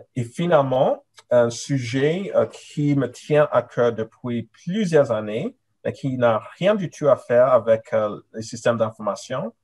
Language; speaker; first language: French; non-native, fluent; English